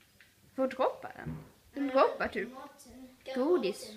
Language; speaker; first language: Swedish; early bilingual, other home language; Spanish